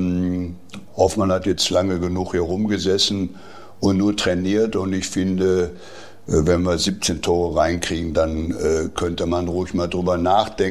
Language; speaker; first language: German; native; German